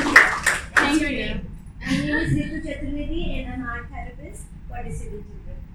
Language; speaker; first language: English; early bilingual, other home language; Arabic